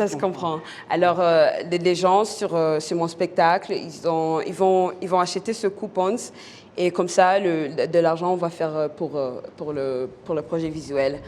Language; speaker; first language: French; non-native, local second language; Kinyarwanda